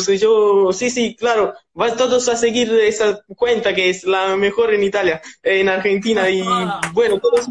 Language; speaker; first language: Spanish; non-native, learner; Italian